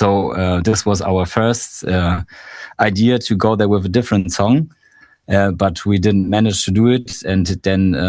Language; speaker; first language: English; non-native, fluent; German